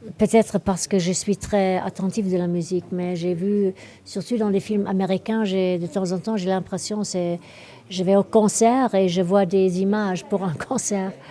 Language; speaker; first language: French; non-native, fluent; German